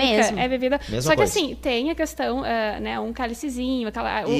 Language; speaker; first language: Portuguese; native; Portuguese